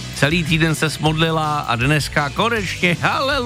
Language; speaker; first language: Czech; native; Czech